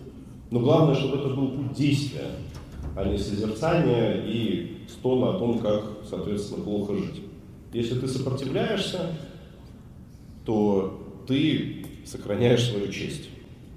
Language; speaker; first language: Russian; native; Russian